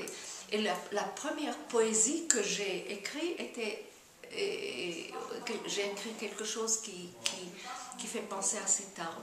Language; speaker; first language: French; non-native, fluent; German